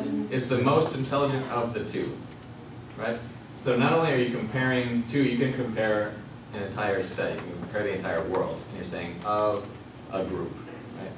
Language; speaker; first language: English; native; English